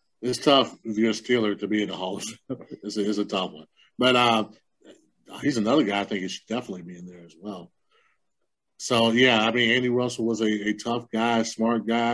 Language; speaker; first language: English; native; English